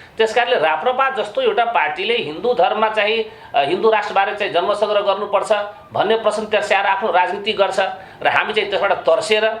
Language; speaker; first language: Nepali; non-native, local second language; Maithili